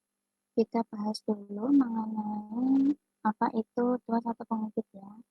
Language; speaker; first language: Indonesian; native; Indonesian